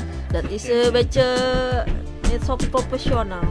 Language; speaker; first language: Dutch; non-native, learner; Indonesian